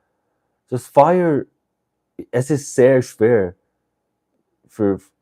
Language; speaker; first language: German; non-native, learner; English